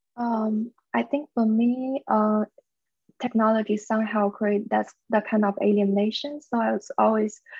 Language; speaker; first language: English; non-native, fluent; Chinese